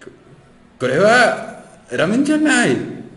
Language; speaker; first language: Japanese; non-native, learner; Spanish